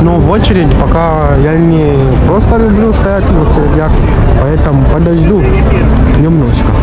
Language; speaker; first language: Russian; non-native, fluent; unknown